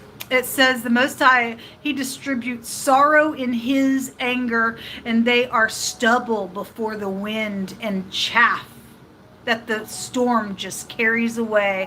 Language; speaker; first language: English; native; English